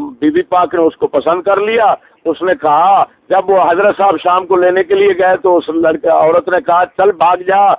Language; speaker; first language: Urdu; native; Urdu